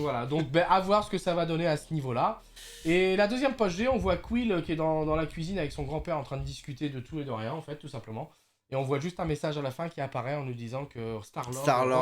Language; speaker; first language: French; native; French